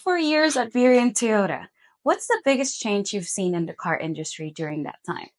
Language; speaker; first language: English; native; English